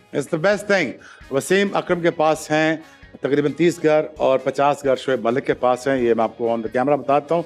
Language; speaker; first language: Urdu; non-native, local second language; Punjabi